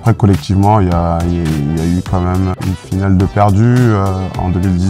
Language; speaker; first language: French; native; French